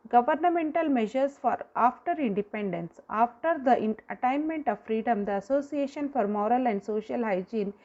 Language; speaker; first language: English; non-native, local second language; Kannada